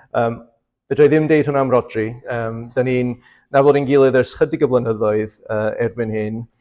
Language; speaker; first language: Welsh; native; Welsh